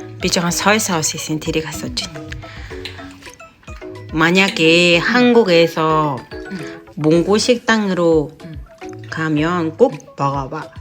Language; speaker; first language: Korean; non-native, learner; Mongolian